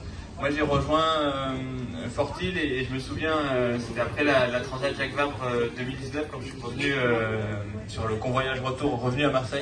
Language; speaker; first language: French; native; French